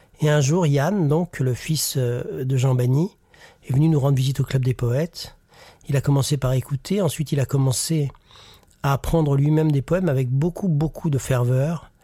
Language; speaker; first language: French; native; French